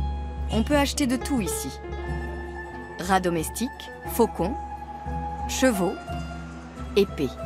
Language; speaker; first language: French; native; French